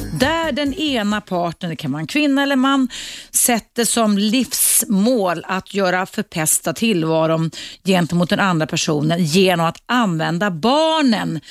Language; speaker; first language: Swedish; native; Swedish